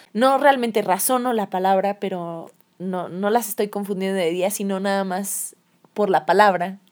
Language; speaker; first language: Spanish; native; Spanish